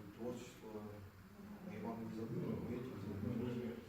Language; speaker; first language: Russian; native; Russian